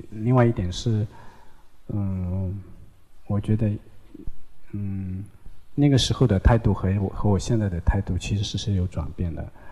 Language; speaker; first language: Chinese; non-native, local second language; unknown